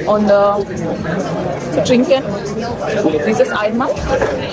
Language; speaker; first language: German; non-native, learner; Telugu